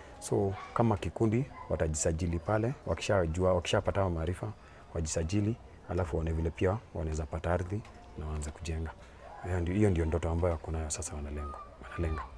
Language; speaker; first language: Swahili; native; Swahili